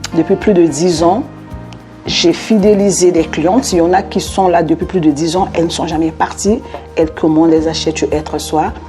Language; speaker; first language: French; non-native, local second language; Lingala